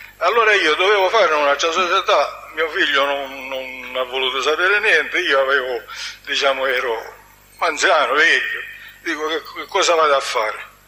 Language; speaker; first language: Italian; native; Italian